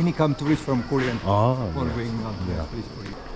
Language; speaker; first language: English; non-native, learner; Indonesian